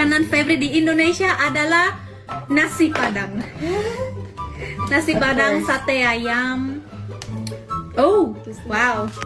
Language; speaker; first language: Indonesian; non-native, learner; Khmer